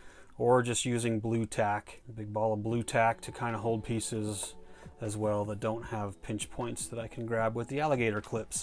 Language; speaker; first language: English; native; English